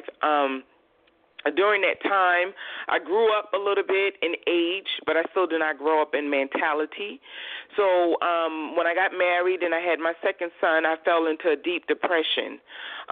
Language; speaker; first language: English; native; English